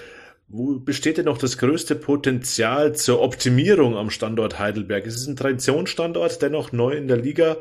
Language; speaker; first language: German; native; German